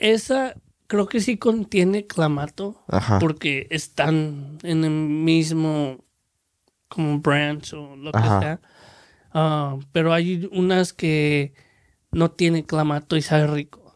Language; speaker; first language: Spanish; early bilingual, heritage; Spanish